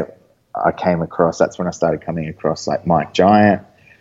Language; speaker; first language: English; native; English